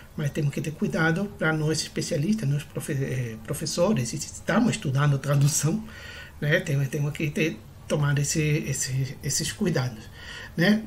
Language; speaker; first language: Portuguese; non-native, fluent; Spanish